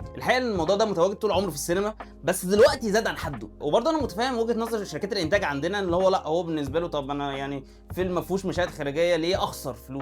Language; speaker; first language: Arabic; native; Arabic